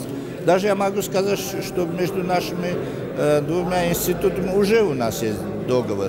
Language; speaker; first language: Russian; non-native, fluent; Armenian